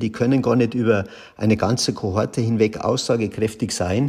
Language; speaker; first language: German; native; German